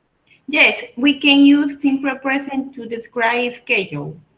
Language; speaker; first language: English; non-native, learner; Spanish